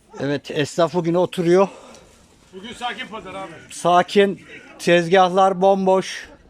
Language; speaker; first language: Turkish; native; Turkish